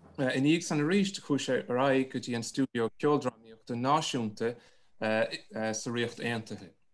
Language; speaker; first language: Irish; native; Irish